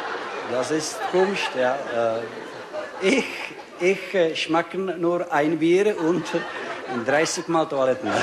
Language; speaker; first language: German; non-native, learner; Czech